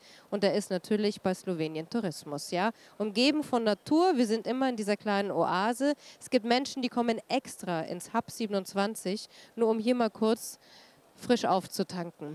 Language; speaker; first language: German; native; German